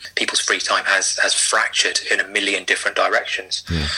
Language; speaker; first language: English; native; English